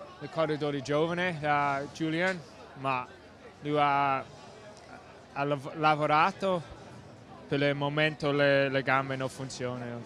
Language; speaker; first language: Italian; non-native, learner; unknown